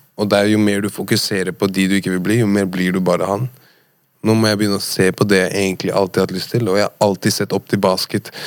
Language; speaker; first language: Norwegian; native; Norwegian